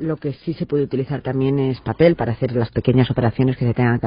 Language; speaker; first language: Spanish; native; Spanish